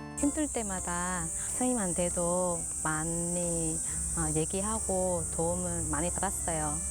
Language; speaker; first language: Korean; non-native, fluent; Vietnamese